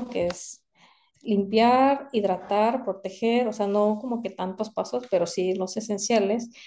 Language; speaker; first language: Spanish; non-native, fluent; Korean